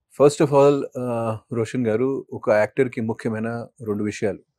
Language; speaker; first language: Telugu; non-native, fluent; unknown